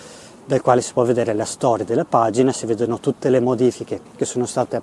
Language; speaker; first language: Italian; native; Italian